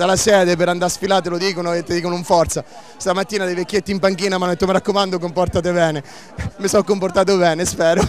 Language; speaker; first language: Italian; native; Italian